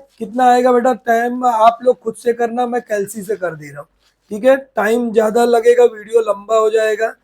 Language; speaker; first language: Hindi; non-native, local second language; Urdu